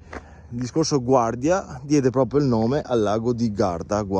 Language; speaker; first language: Italian; native; Italian